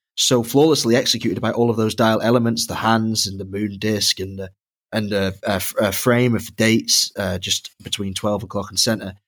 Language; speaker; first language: English; native; English